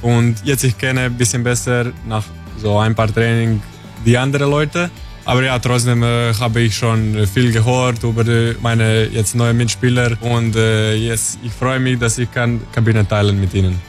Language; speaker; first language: German; non-native, learner; Croatian